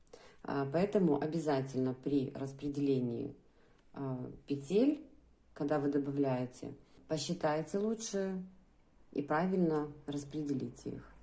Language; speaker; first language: Russian; native; Russian